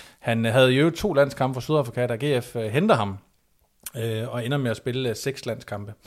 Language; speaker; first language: Danish; native; Danish